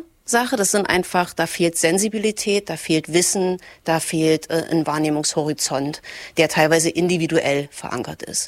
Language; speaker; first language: German; native; German